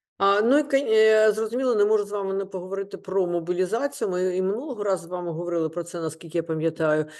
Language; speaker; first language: Ukrainian; non-native, local second language; Russian